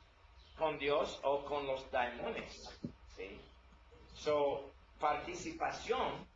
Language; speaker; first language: Spanish; non-native, learner; English